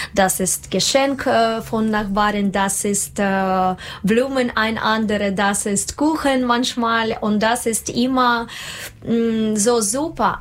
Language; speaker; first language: German; non-native, learner; Russian